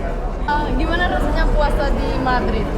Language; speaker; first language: Indonesian; native; Indonesian